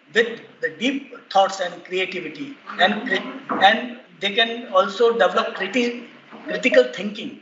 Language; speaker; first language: English; non-native, local second language; Gujarati